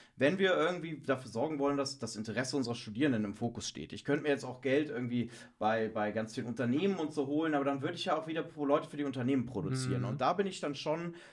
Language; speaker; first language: German; native; German